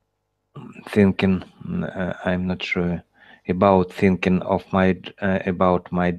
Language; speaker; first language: English; non-native, learner; Russian